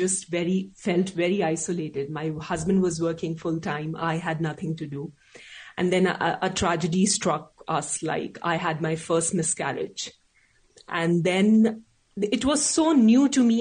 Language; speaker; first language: English; non-native, local second language; Hindi